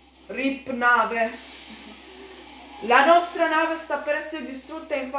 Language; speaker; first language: Italian; native; Italian